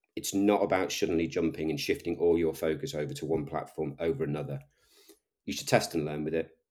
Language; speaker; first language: English; native; English